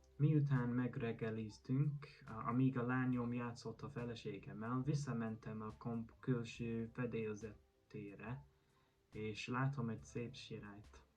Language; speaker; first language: Hungarian; non-native, learner; English